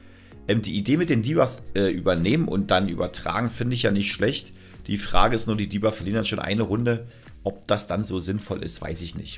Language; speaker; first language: German; native; German